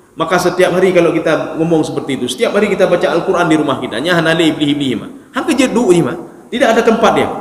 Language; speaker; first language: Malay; non-native, local second language; Achinese